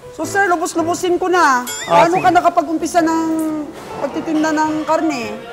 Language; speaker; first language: Filipino; non-native, local second language; Cebuano